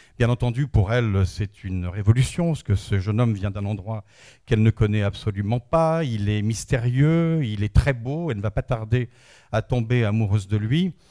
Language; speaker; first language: French; native; French